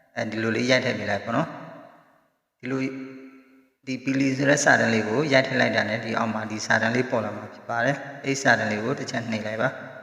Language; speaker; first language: Burmese; native; Burmese